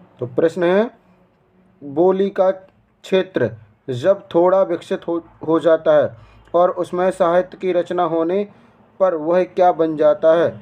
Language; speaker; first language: Hindi; native; Hindi